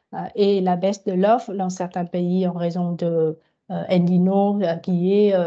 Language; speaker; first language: French; non-native, fluent; Vietnamese